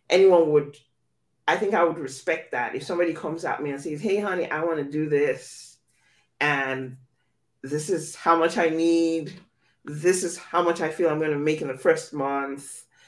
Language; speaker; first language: English; non-native, local second language; Yoruba